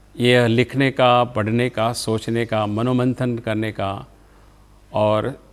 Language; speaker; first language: Hindi; non-native, local second language; Gujarati